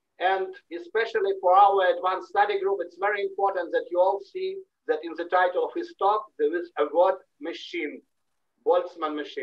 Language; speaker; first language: English; non-native, fluent; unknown